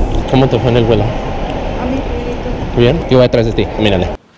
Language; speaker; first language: Spanish; early bilingual, heritage; Spanish